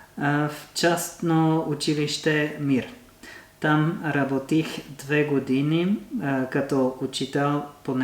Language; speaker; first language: Bulgarian; non-native, learner; French